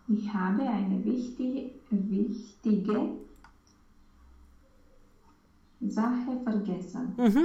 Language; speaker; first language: German; non-native, learner; Romanian